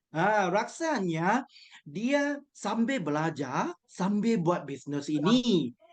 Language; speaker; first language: Malay; non-native, local second language; Chinese